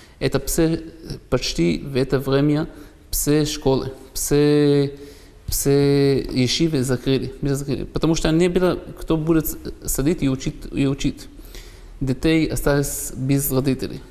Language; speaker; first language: Russian; non-native, learner; Hebrew